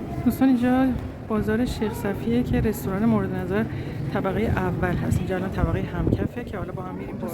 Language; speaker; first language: Persian; native; Persian